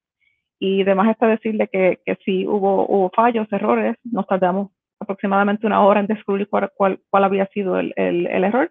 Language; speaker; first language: Spanish; native; Spanish